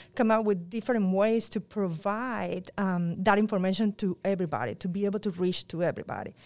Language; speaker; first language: English; non-native, fluent; Spanish